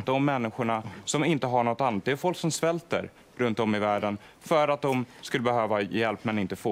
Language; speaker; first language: Swedish; native; Swedish